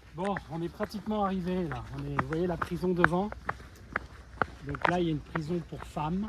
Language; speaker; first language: French; native; French